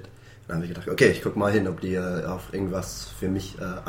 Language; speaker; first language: German; non-native, fluent; English